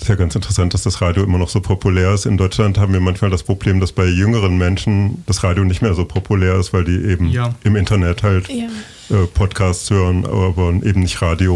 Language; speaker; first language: German; native; German